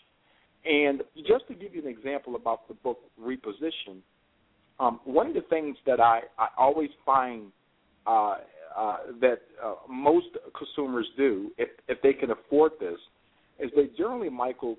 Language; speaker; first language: English; native; English